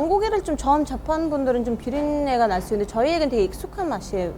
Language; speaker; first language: Korean; non-native, fluent; Mongolian